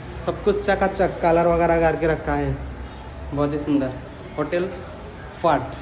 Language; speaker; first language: Hindi; non-native, local second language; Assamese